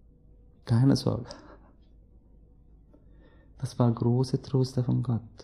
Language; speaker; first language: German; non-native, learner; Arabic